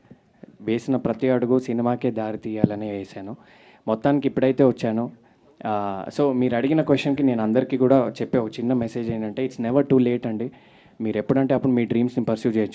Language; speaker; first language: Telugu; native; Telugu